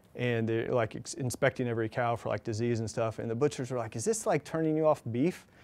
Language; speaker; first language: English; native; English